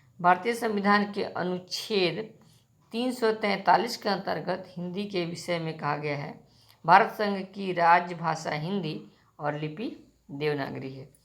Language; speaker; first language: Hindi; native; Hindi